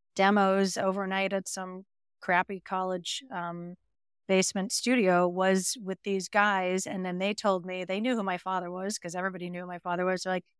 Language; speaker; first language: English; native; English